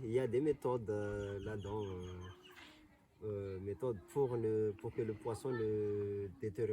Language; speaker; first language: French; non-native, local second language; Malagasy